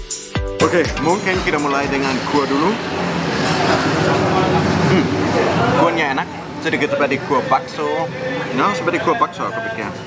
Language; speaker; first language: Indonesian; non-native, fluent; German